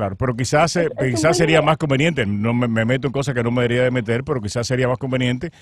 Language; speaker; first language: Spanish; native; Spanish